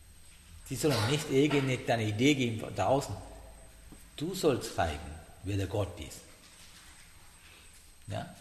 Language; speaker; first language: German; non-native, learner; Sinhala